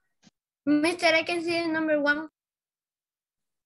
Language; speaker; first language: English; non-native, learner; Spanish